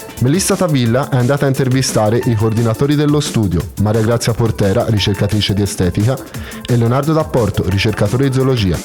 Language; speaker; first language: Italian; native; Italian